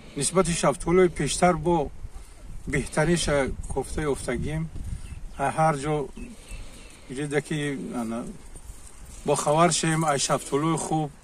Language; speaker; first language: Tajik; native; Tajik